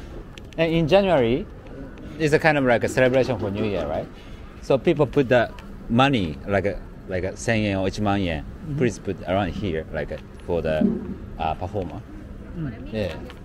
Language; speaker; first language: English; non-native, learner; Japanese